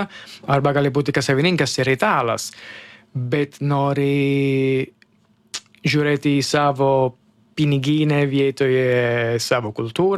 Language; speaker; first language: Lithuanian; non-native, learner; Italian